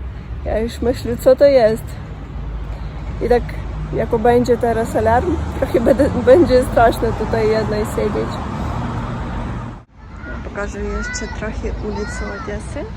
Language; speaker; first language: Polish; non-native, learner; Russian